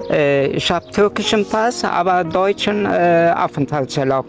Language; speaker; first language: German; early bilingual, other home language; Turkish